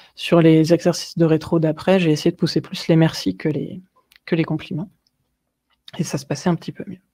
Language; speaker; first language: French; native; French